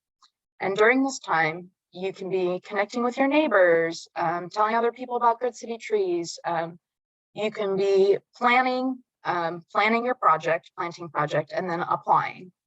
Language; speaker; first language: English; native; English